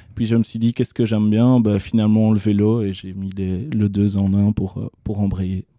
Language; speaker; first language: French; native; French